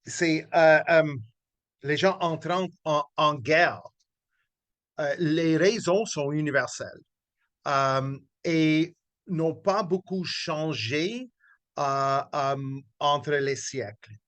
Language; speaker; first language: French; non-native, local second language; English